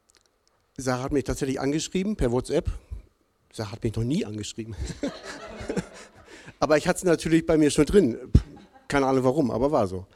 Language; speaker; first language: German; native; German